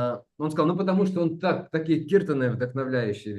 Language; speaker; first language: Russian; native; Russian